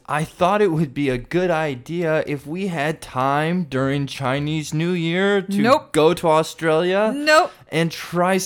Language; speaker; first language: English; native; English